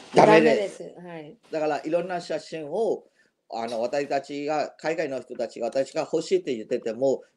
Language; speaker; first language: Japanese; non-native, fluent; Burmese